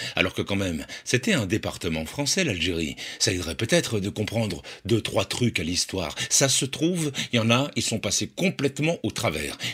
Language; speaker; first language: French; native; French